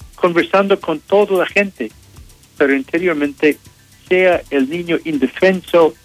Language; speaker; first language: Spanish; non-native, fluent; English